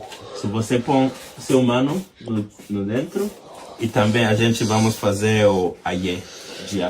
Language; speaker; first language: Portuguese; non-native, learner; English